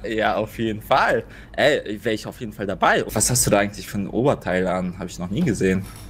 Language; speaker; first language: German; native; German